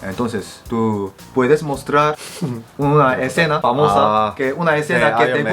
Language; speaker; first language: Spanish; non-native, fluent; Korean